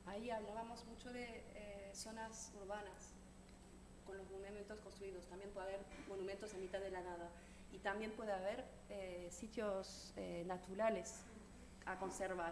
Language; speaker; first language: Spanish; non-native, fluent; French